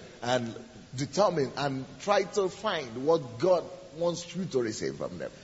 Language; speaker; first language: English; non-native, local second language; Yoruba